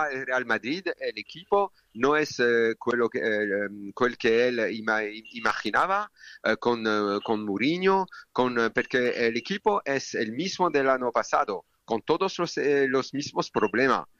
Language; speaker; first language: Spanish; non-native, learner; French